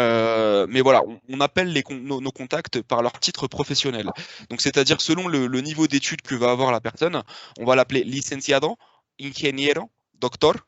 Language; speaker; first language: French; native; French